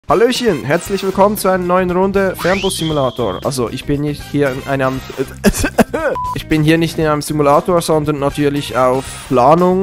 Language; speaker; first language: German; native; German